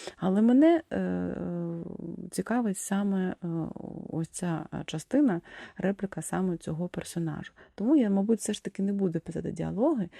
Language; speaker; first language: Ukrainian; non-native, local second language; Russian